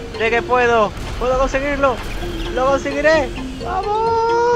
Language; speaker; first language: Spanish; native; Spanish